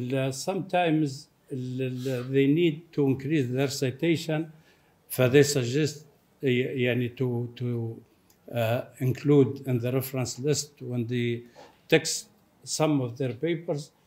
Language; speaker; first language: English; non-native, fluent; Arabic